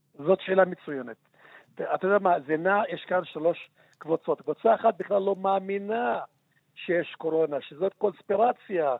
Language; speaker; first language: Hebrew; non-native, local second language; Arabic